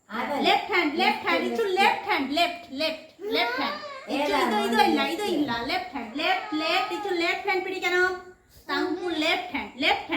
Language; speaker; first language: Malayalam; non-native, learner; Bangla